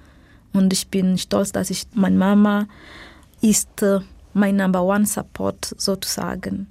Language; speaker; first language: German; non-native, learner; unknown